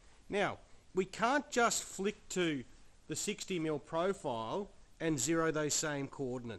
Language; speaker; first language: English; native; English